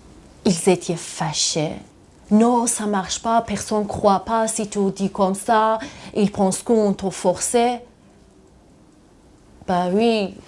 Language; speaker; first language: French; non-native, learner; Persian